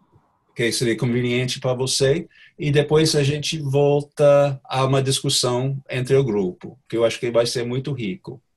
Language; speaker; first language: Portuguese; non-native, fluent; English